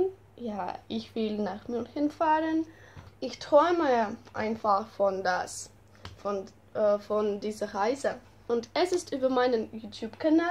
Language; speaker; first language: German; non-native, learner; Russian